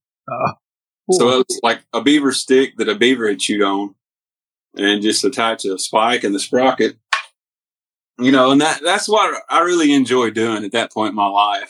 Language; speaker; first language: English; native; English